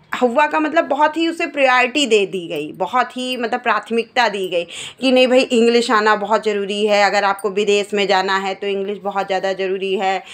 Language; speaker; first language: Hindi; native; Hindi